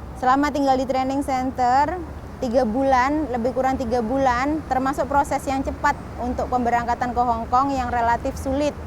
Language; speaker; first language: Indonesian; native; Indonesian